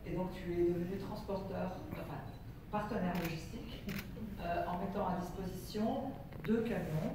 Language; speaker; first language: French; native; French